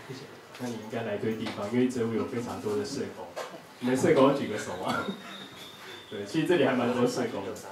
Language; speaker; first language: Chinese; native; Chinese